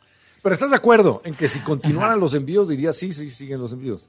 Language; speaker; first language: Spanish; native; Spanish